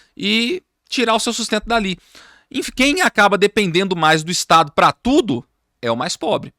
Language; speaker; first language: Portuguese; native; Portuguese